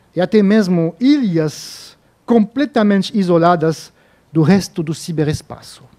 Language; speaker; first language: Portuguese; non-native, fluent; French